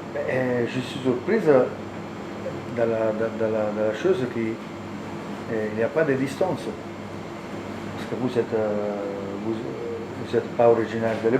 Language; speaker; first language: French; non-native, learner; Italian